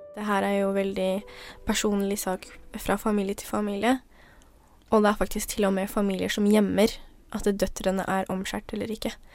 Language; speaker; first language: Norwegian; early bilingual, other home language; Somali